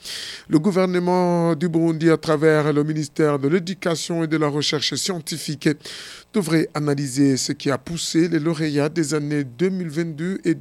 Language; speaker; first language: French; non-native, local second language; Rundi